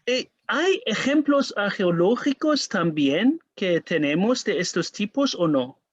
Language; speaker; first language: Spanish; non-native, learner; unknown